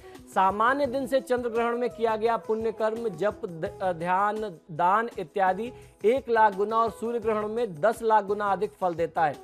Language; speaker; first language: Hindi; native; Hindi